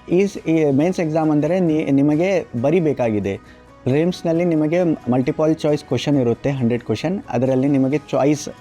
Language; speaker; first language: Kannada; non-native, local second language; Urdu